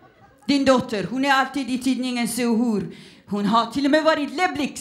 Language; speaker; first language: Swedish; non-native, fluent; Persian